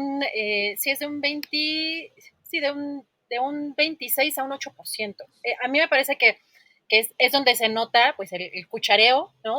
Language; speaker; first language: Spanish; native; Spanish